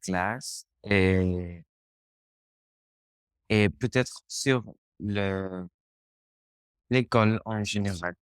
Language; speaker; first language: French; non-native, learner; Spanish